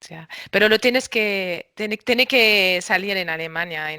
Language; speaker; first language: Spanish; non-native, fluent; German